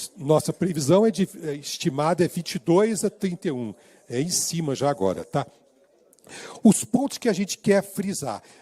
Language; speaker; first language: Portuguese; native; Portuguese